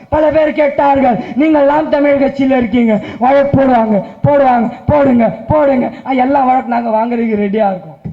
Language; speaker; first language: Tamil; non-native, local second language; Urdu